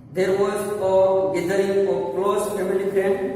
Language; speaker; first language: English; non-native, local second language; Gujarati